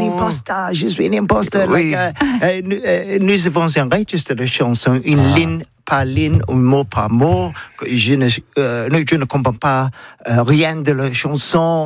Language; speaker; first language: French; non-native, learner; English